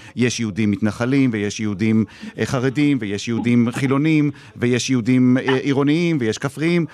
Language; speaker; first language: Hebrew; native; Hebrew